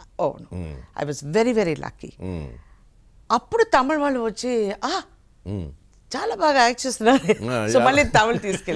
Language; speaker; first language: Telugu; non-native, local second language; Tamil